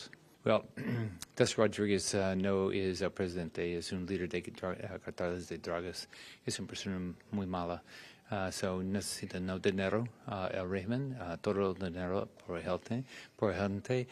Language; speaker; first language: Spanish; non-native, learner; English